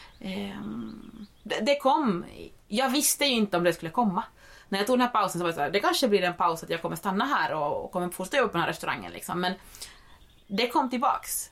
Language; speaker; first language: Swedish; native; Swedish